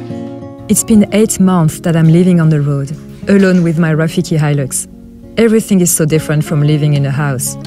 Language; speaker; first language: English; non-native, fluent; French